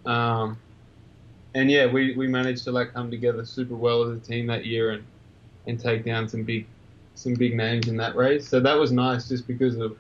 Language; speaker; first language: English; native; English